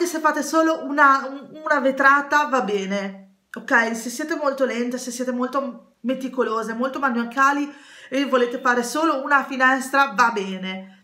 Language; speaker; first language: Italian; native; Italian